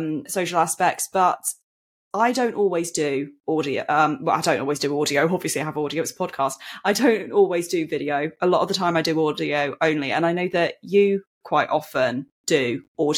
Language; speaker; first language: English; native; English